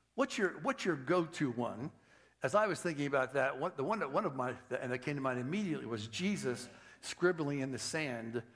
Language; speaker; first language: English; native; English